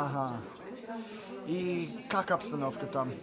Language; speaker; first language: Russian; non-native, learner; English